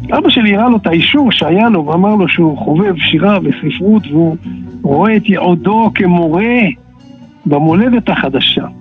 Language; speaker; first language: Hebrew; native; Hebrew